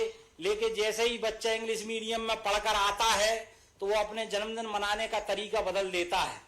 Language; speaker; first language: Hindi; native; Hindi